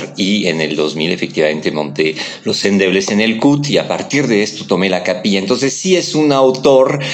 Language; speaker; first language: Spanish; non-native, fluent; French